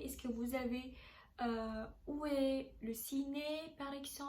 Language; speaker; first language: French; non-native, learner; Indonesian